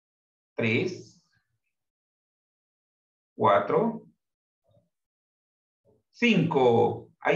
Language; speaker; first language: Spanish; native; Spanish